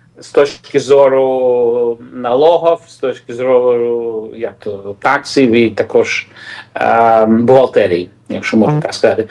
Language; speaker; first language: Ukrainian; non-native, local second language; Russian